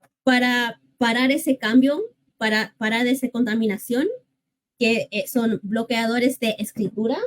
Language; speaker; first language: Spanish; early bilingual, heritage; English